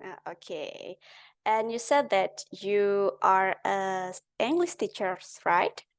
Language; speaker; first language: English; non-native, learner; Indonesian